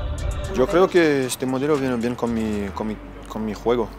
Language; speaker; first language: Spanish; non-native, fluent; French